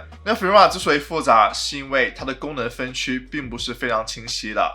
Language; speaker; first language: Chinese; native; Chinese